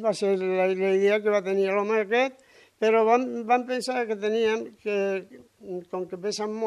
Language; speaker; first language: Catalan; non-native, local second language; Spanish